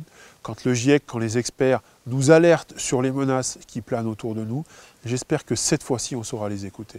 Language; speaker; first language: French; native; French